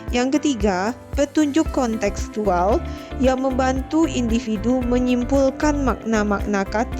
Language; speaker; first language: Indonesian; native; Indonesian